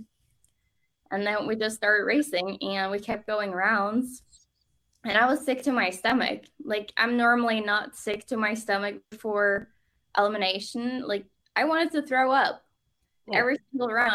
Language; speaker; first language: English; non-native, fluent; Norwegian